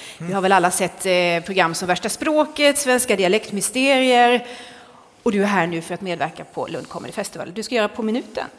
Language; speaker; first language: Swedish; native; Swedish